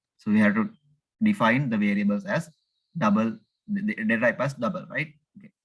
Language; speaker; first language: English; non-native, local second language; Sinhala